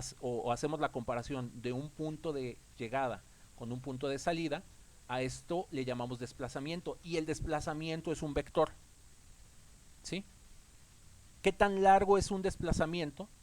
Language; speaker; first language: Spanish; native; Spanish